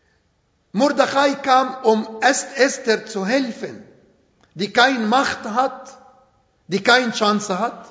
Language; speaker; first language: German; non-native, fluent; Arabic